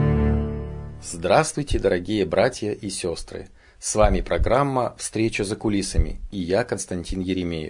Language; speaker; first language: Russian; native; Russian